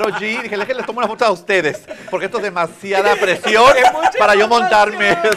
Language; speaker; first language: Spanish; early bilingual, heritage; Spanish